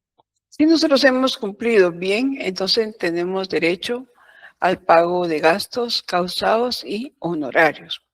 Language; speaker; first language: Spanish; native; Spanish